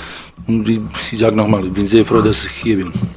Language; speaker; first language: German; non-native, fluent; Serbian